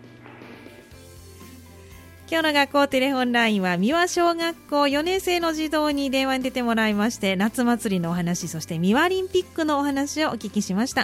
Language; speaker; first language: Japanese; native; Japanese